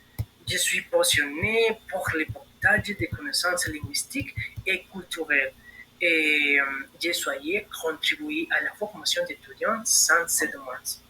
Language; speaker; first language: French; non-native, learner; Spanish